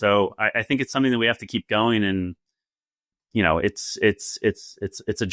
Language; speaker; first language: English; native; English